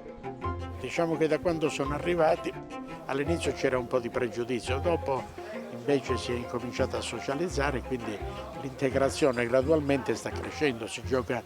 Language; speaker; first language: Italian; native; Italian